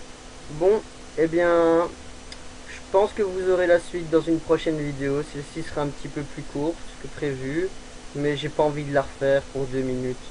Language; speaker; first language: French; native; French